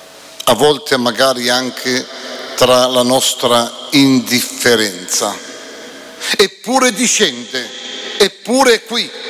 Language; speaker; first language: Italian; native; Italian